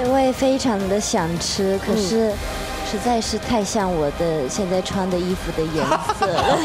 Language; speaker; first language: Chinese; non-native, fluent; Japanese